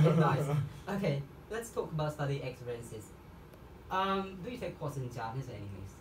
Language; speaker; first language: English; non-native, fluent; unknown